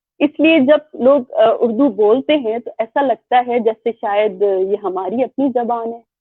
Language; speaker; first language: Urdu; native; Urdu